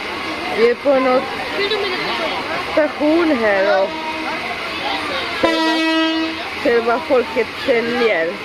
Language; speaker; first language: Swedish; non-native, fluent; Spanish